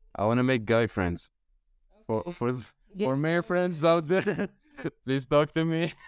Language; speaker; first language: English; non-native, fluent; Arabic